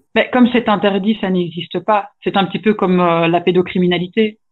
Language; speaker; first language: French; native; French